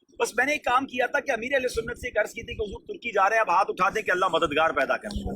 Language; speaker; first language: Urdu; native; Urdu